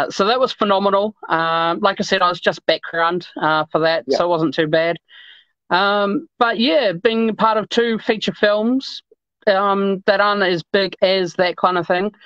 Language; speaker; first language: English; native; English